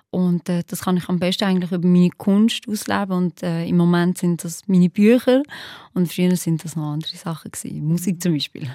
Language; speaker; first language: German; early bilingual, other home language; Albanian